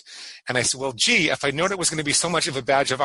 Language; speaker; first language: English; native; English